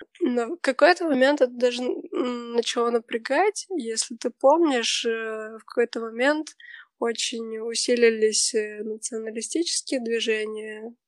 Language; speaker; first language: Russian; native; Russian